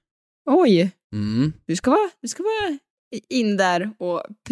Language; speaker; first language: Swedish; native; Swedish